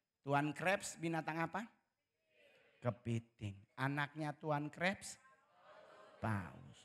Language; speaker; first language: Indonesian; native; Indonesian